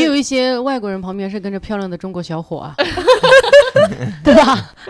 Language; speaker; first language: Chinese; native; Chinese